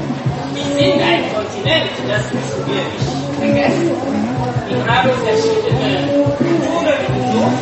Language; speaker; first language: German; non-native, fluent; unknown